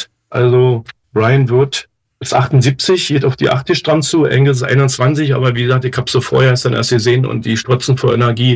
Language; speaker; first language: German; native; German